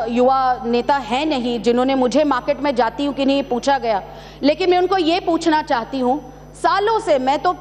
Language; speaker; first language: Hindi; non-native, local second language; Marathi